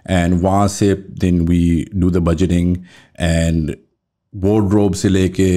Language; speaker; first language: English; native; English